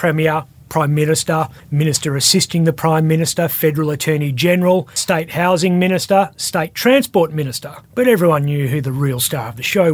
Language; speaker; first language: English; native; English